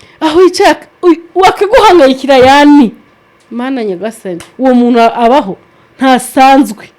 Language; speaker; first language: Kinyarwanda; native; Kinyarwanda